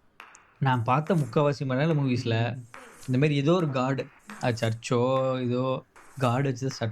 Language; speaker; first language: Tamil; native; Tamil